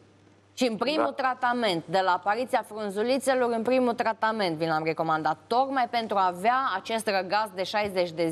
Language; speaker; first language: Romanian; native; Romanian